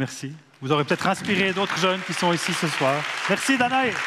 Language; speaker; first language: French; native; French